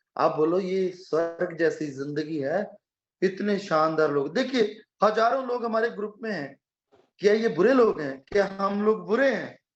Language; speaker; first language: Hindi; non-native, local second language; Punjabi